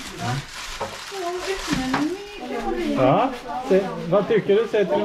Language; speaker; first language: Swedish; native; Swedish